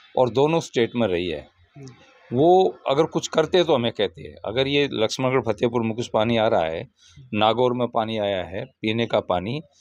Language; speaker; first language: Hindi; native; Hindi